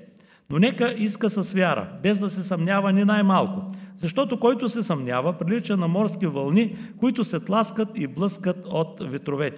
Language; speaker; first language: Bulgarian; native; Bulgarian